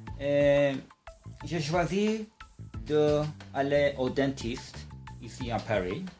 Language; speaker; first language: French; non-native, learner; English